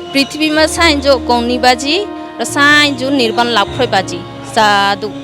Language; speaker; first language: Bangla; non-native, local second language; Marma